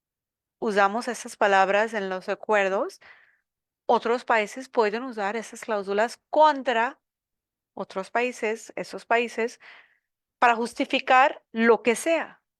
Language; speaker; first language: Spanish; non-native, learner; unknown